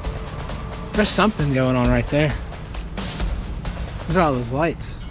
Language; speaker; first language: English; native; English